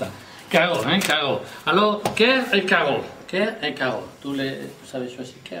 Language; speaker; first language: French; non-native, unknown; Spanish